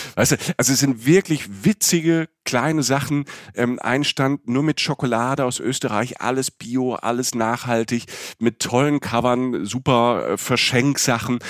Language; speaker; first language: German; native; German